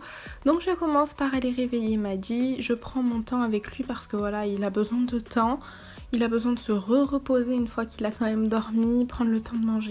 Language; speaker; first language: French; native; French